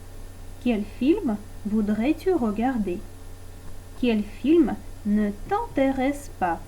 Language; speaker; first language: French; non-native, fluent; Russian